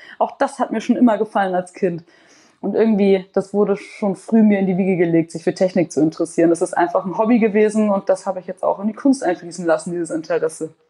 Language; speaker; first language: German; native; German